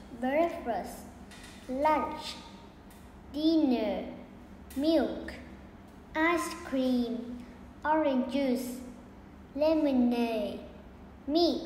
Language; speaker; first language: English; non-native, learner; Vietnamese